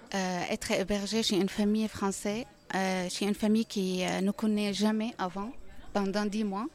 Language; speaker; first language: French; non-native, learner; Arabic